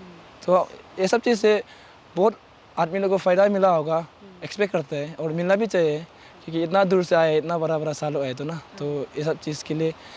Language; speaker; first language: Hindi; non-native, local second language; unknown